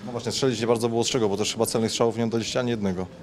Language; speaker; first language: Polish; native; Polish